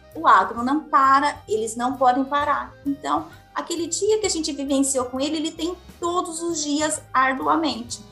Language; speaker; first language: Portuguese; native; Portuguese